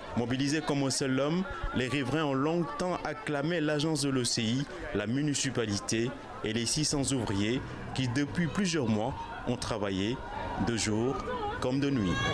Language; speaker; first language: French; non-native, local second language; Wolof